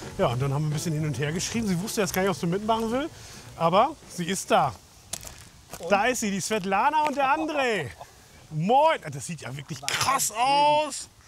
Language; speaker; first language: German; native; German